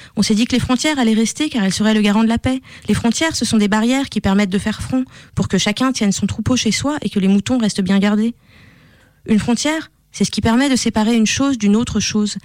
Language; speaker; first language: French; non-native, fluent; Russian